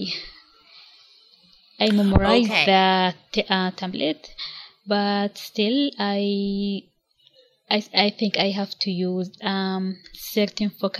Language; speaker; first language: English; non-native, local second language; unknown